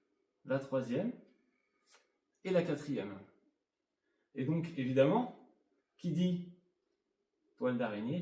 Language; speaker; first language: French; native; French